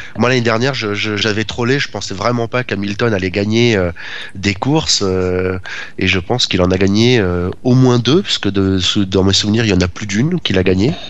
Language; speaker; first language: French; native; French